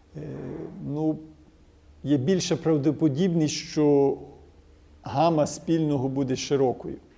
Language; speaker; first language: Ukrainian; early bilingual, heritage; Ukrainian